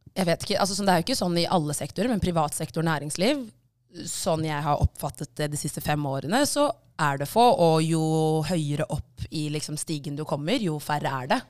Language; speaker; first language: Norwegian; early bilingual, other home language; Tigrinya